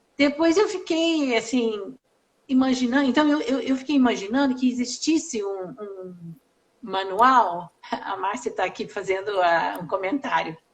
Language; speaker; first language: Portuguese; non-native, fluent; English